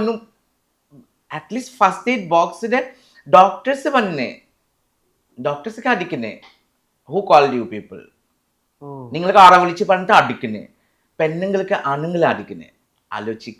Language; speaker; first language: Malayalam; non-native, fluent; Assamese